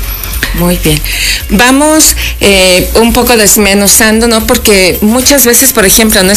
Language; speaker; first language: Spanish; native; Spanish